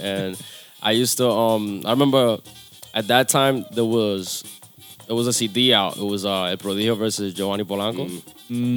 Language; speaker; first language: English; early bilingual, other home language; Spanish